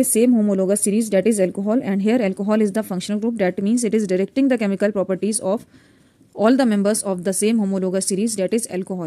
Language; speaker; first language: Hindi; native; Hindi